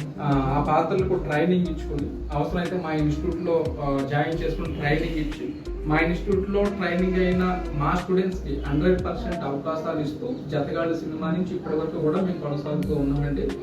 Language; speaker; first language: Telugu; native; Telugu